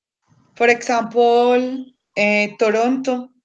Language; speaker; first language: English; non-native, learner; Spanish